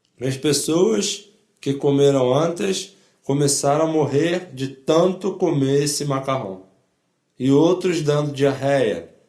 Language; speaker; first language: Portuguese; non-native, fluent; Polish